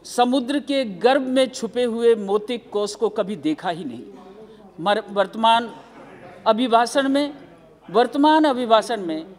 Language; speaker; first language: Hindi; native; Hindi